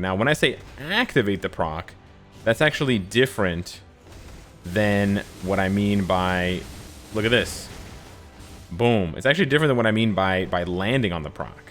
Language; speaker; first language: English; native; English